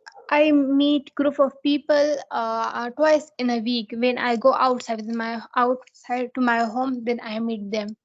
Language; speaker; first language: English; non-native, learner; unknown